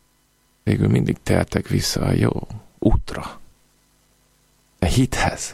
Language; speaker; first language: Hungarian; non-native, fluent; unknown